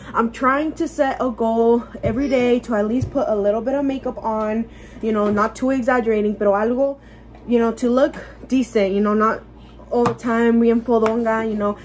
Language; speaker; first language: English; early bilingual, other home language; Spanish